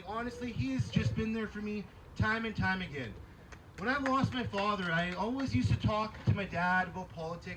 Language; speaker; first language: English; early bilingual, other home language; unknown